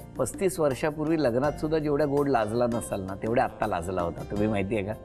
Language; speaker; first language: Marathi; native; Marathi